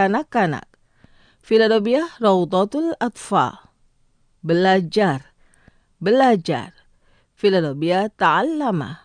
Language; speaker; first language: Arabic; non-native, fluent; Indonesian